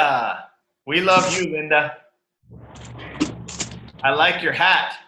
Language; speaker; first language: English; native; English